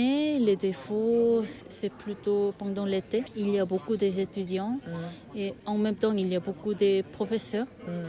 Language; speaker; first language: French; non-native, learner; Korean